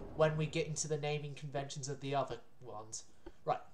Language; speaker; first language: English; native; English